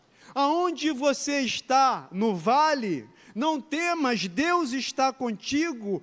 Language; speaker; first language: Portuguese; native; Portuguese